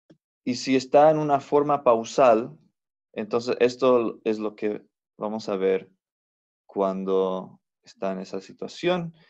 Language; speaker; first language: Spanish; non-native, fluent; English